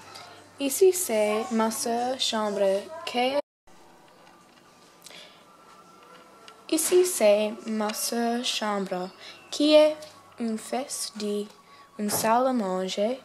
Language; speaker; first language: French; non-native, learner; English